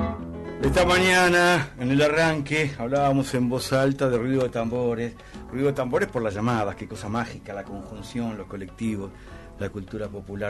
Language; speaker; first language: Spanish; native; Spanish